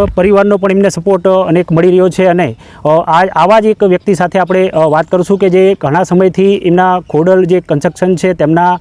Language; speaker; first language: Gujarati; native; Gujarati